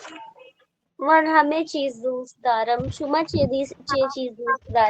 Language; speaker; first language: Persian; non-native, learner; Urdu